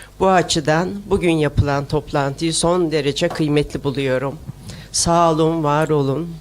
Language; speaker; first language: Turkish; early bilingual, other home language; Uyghur